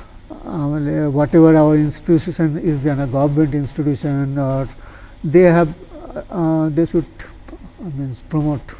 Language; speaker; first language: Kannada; non-native, learner; Bangla